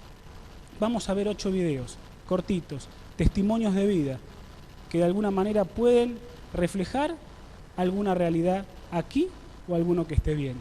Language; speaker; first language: Spanish; native; Spanish